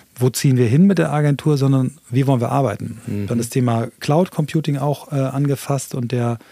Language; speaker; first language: German; native; German